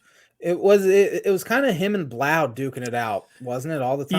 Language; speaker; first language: English; native; English